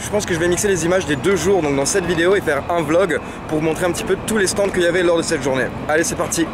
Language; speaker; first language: French; native; French